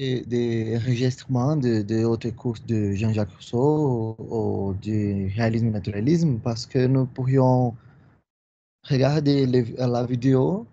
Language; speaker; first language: French; non-native, learner; Portuguese